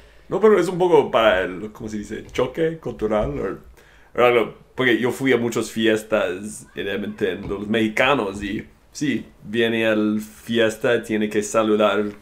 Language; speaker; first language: Spanish; non-native, fluent; English